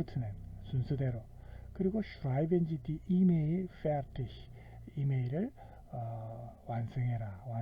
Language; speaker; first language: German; non-native, fluent; Korean